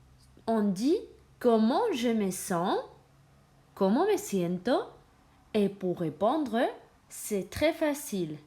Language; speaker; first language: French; non-native, fluent; Spanish